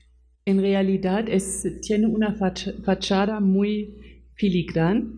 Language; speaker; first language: Spanish; non-native, fluent; German